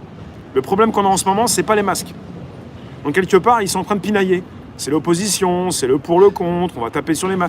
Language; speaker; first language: French; native; French